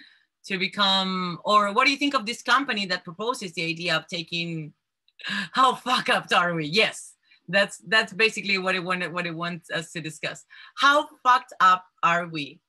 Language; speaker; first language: English; non-native, fluent; Spanish